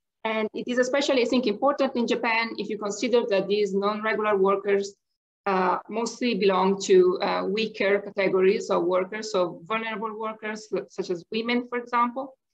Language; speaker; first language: English; non-native, fluent; Italian